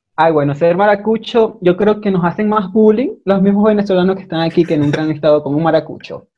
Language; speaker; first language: Spanish; native; Spanish